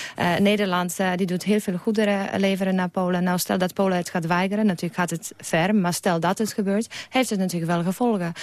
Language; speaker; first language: Dutch; non-native, fluent; Polish